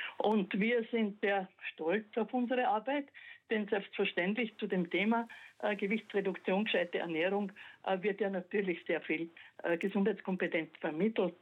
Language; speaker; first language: German; native; German